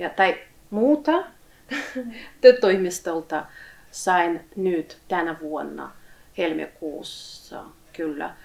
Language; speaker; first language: Finnish; non-native, fluent; Russian